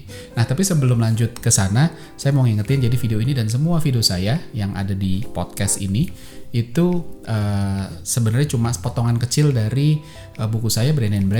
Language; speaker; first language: Indonesian; native; Indonesian